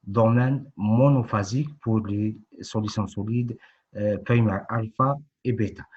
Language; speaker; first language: French; non-native, local second language; Arabic